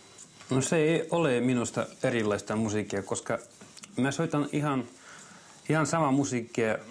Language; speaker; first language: Finnish; non-native, fluent; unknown